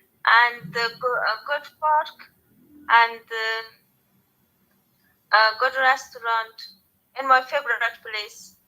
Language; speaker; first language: English; non-native, learner; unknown